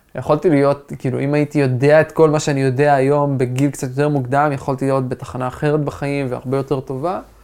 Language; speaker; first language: Hebrew; non-native, local second language; Arabic